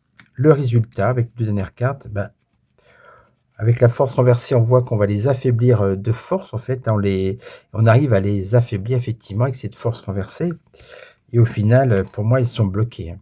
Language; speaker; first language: French; native; French